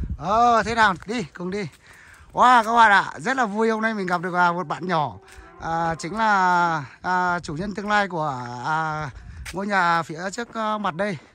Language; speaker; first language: Vietnamese; non-native, local second language; Hmong